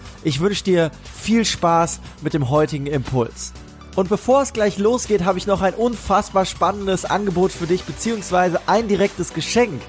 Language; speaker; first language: German; native; German